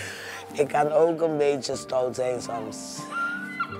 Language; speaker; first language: Dutch; non-native, fluent; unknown